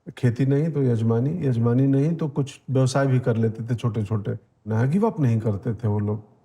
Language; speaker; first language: Hindi; native; Hindi